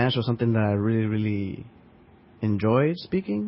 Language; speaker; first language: English; early bilingual, other home language; Spanish